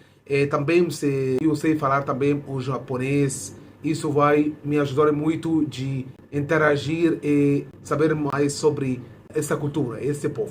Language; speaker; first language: Portuguese; non-native, fluent; Arabic